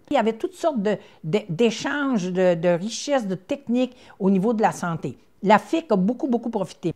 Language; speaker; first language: French; native; French